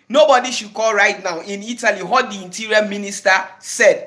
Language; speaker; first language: English; non-native, local second language; Akan